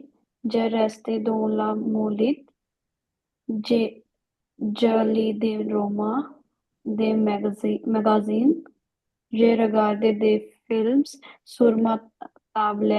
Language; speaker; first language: French; non-native, learner; Hindi